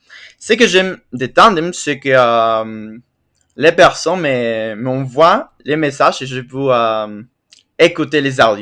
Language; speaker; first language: French; non-native, fluent; Spanish